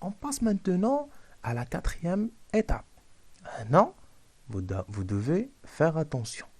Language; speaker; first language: French; non-native, local second language; Arabic